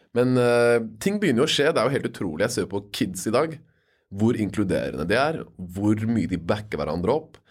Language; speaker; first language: Norwegian; native; Norwegian